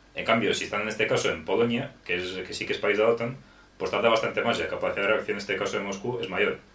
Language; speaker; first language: Spanish; non-native, fluent; Ukrainian